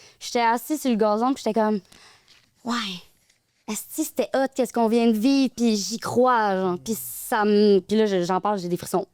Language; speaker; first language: French; native; French